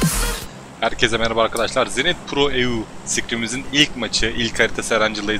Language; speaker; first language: Turkish; native; Turkish